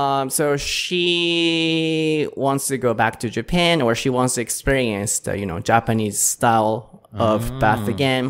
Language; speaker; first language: English; non-native, fluent; Japanese